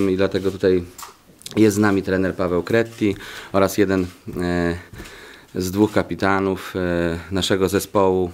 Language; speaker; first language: Polish; native; Polish